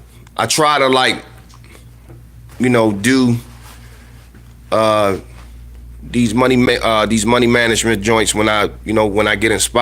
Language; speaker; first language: English; native; English